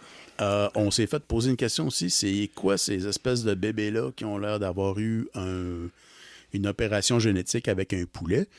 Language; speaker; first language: French; native; French